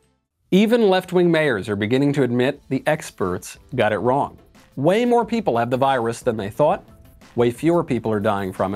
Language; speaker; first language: English; native; English